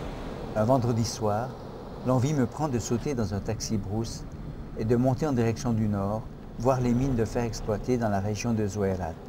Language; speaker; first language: French; native; French